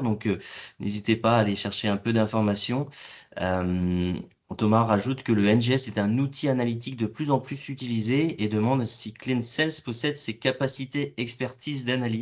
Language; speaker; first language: French; native; French